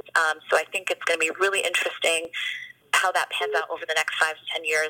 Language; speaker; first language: English; native; English